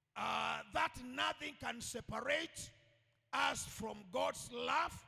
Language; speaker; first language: English; non-native, local second language; Swahili